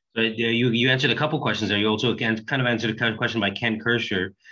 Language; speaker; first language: English; native; English